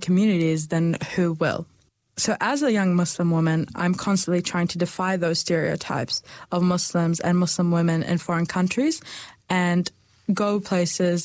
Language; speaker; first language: English; native; English